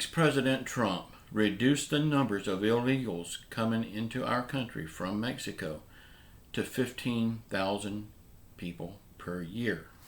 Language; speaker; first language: English; native; English